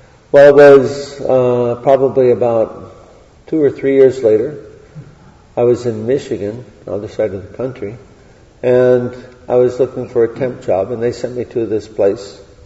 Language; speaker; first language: English; native; English